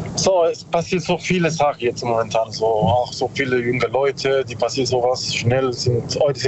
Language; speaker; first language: German; non-native, learner; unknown